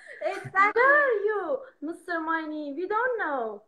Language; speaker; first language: English; non-native, learner; Persian